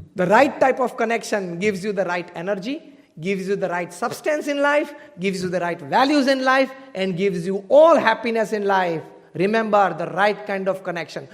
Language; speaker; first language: English; non-native, local second language; Gujarati